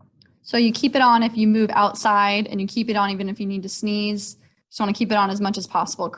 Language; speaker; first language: English; native; English